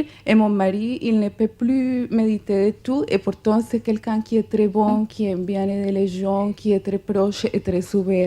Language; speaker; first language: French; non-native, fluent; Spanish